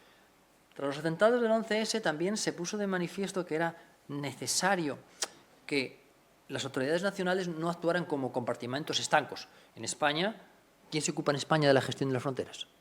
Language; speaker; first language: Spanish; native; Spanish